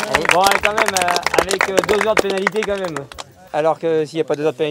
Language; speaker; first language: French; native; French